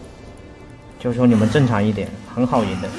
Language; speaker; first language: Chinese; native; Chinese